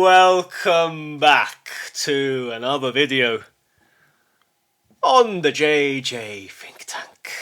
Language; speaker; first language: English; early bilingual, heritage; English